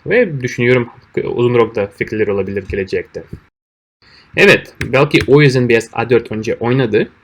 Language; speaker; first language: Turkish; non-native, fluent; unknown